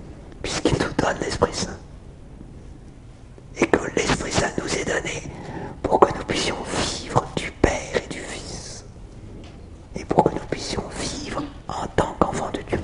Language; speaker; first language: French; native; French